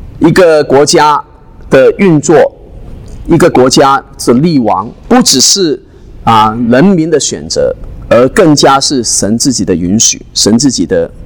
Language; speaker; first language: Chinese; non-native, local second language; Cantonese